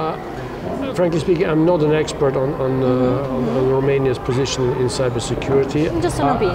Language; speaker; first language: English; non-native, fluent; German